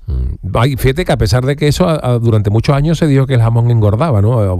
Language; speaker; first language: Spanish; native; Spanish